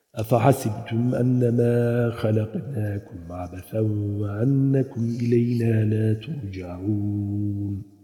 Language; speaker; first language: Arabic; non-native, fluent; Turkish